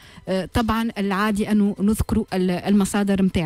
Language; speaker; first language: Arabic; native; Arabic